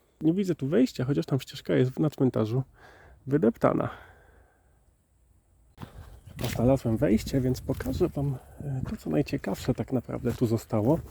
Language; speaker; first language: Polish; native; Polish